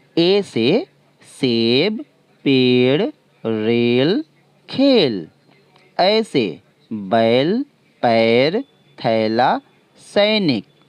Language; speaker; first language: Hindi; non-native, local second language; Assamese